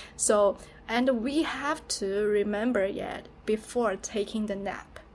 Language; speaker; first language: English; non-native, fluent; Chinese